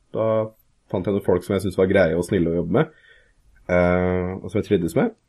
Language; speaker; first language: Norwegian; native; Norwegian